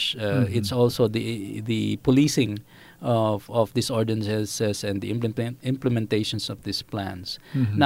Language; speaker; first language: English; non-native, local second language; Filipino